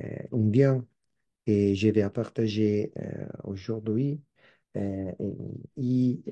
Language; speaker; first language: French; non-native, learner; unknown